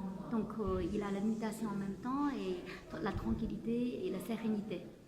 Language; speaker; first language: French; non-native, fluent; Chinese